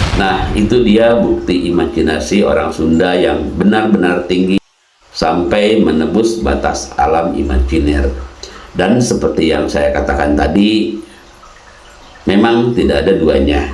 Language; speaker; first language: Indonesian; non-native, local second language; Sundanese